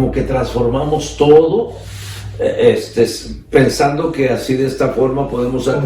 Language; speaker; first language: Spanish; native; Spanish